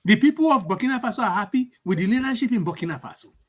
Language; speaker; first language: English; non-native, local second language; Yoruba